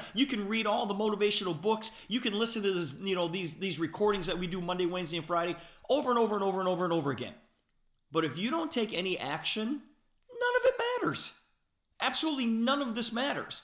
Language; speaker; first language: English; native; English